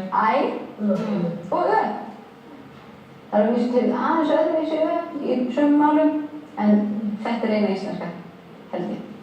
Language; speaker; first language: Icelandic; non-native, learner; Spanish